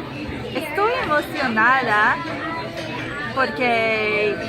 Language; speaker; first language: Spanish; non-native, learner; English